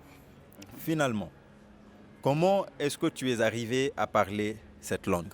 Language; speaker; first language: French; non-native, fluent; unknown